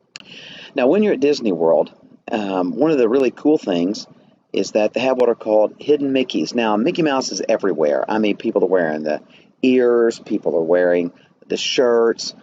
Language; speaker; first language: English; native; English